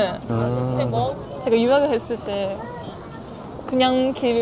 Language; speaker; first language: Korean; non-native, learner; Japanese